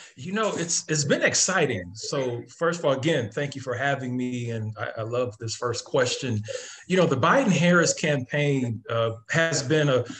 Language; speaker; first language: English; native; English